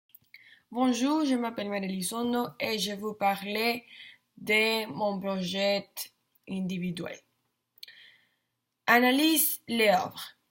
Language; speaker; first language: French; non-native, learner; Spanish